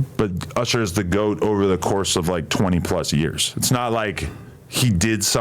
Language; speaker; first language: English; native; English